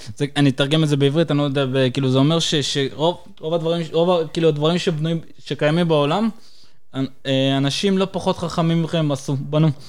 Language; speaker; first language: Hebrew; early bilingual, other home language; Russian